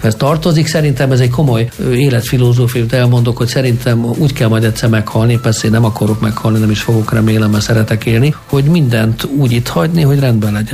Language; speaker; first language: Hungarian; native; Hungarian